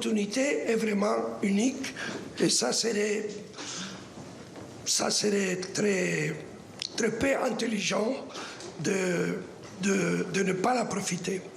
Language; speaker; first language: French; non-native, fluent; Spanish